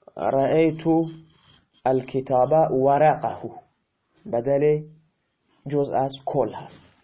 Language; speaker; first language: Persian; non-native, local second language; Baluchi